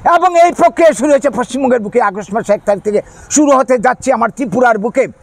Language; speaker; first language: Bangla; native; Bangla